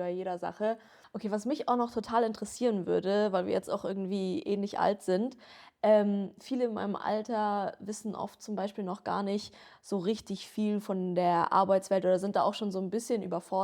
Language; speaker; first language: German; native; German